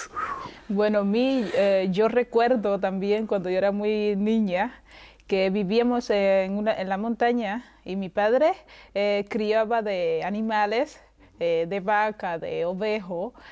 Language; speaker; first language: Spanish; non-native, local second language; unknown